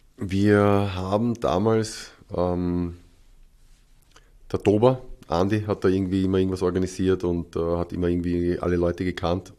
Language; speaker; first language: German; native; German